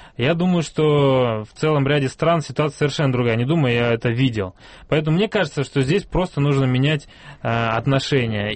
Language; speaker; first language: Russian; native; Russian